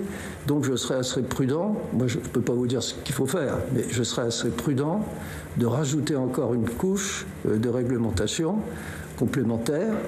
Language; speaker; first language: French; native; French